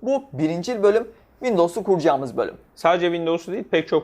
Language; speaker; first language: Turkish; native; Turkish